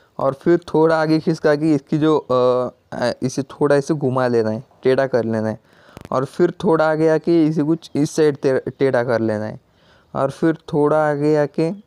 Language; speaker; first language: Hindi; non-native, local second language; Marathi